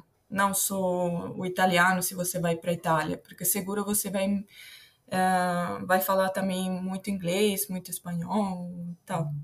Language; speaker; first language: Portuguese; non-native, fluent; Italian